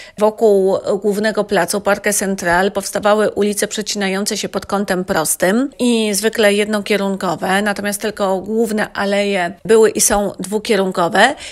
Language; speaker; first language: Polish; native; Polish